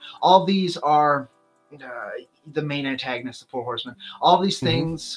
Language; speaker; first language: English; native; English